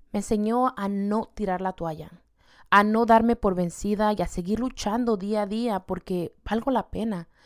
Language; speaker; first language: Spanish; native; Spanish